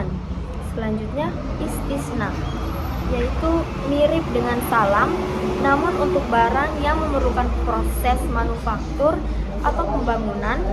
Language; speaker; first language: Indonesian; native; Indonesian